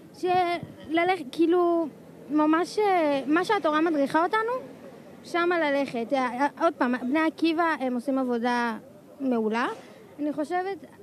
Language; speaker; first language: Hebrew; native; Hebrew